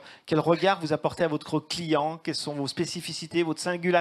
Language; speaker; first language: French; native; French